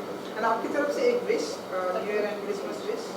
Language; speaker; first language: Hindi; native; Hindi